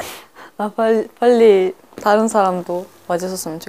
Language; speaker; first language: Korean; non-native, fluent; Japanese